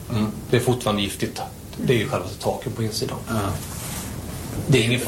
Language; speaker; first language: Swedish; native; Swedish